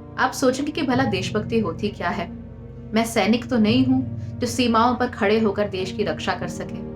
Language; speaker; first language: Hindi; native; Hindi